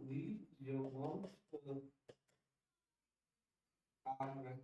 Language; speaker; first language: French; non-native, learner; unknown